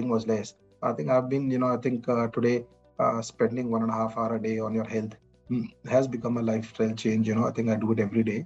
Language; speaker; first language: English; non-native, local second language; Punjabi